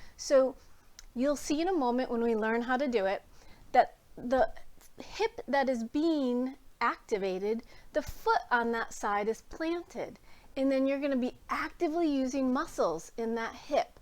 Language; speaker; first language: English; native; English